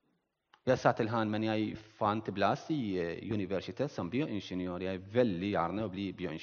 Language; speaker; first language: Norwegian; non-native, learner; Arabic